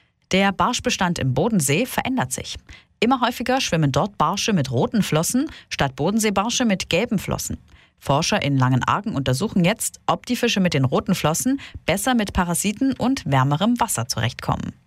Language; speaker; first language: German; native; German